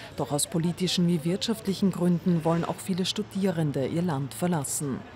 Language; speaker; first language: German; native; German